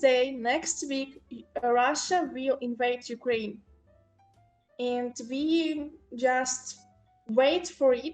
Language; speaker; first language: English; non-native, local second language; Ukrainian